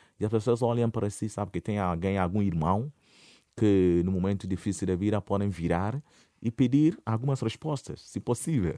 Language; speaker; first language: Portuguese; non-native, fluent; Akan